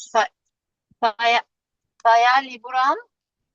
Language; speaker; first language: Indonesian; non-native, learner; Turkish